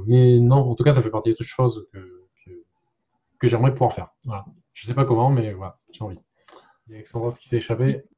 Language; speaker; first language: French; native; French